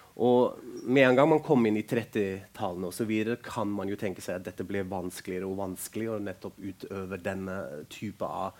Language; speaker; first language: Norwegian; non-native, fluent; German